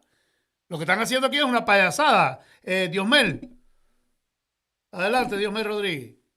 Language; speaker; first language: Spanish; native; Spanish